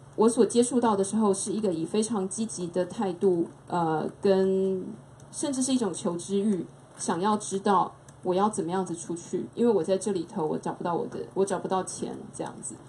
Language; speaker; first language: Chinese; native; Chinese